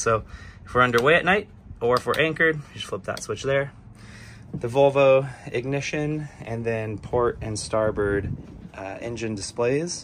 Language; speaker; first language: English; native; English